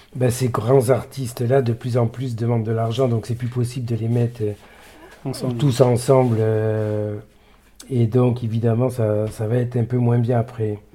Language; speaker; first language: French; native; French